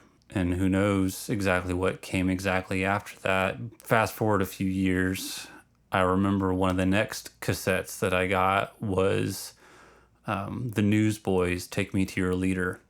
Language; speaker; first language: English; native; English